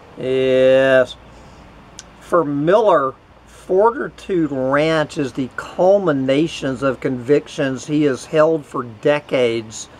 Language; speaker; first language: English; native; English